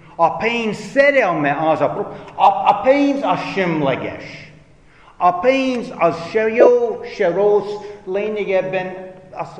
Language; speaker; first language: Hungarian; non-native, fluent; English